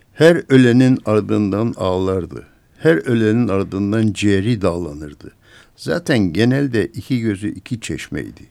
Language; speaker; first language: Turkish; native; Turkish